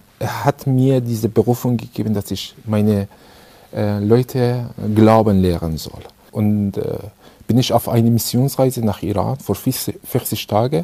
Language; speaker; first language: German; non-native, fluent; Persian